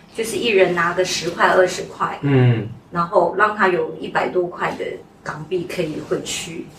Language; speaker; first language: Chinese; native; Chinese